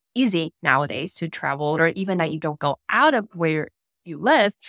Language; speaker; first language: English; non-native, fluent; Chinese